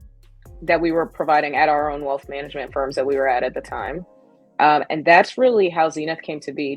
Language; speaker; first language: English; native; English